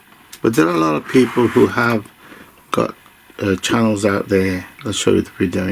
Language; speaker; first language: English; native; English